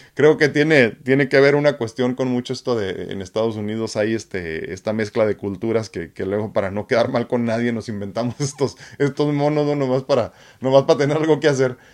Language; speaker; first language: Spanish; native; Spanish